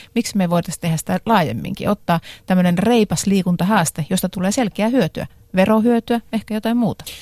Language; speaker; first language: Finnish; native; Finnish